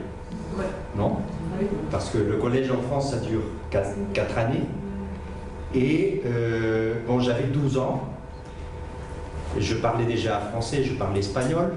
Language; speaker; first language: French; native; French